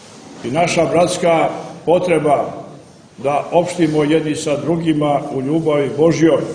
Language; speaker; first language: Croatian; native; Croatian